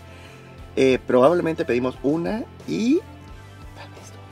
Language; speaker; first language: Spanish; native; Spanish